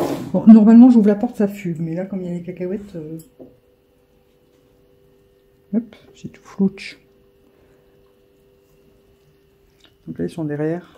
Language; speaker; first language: French; native; French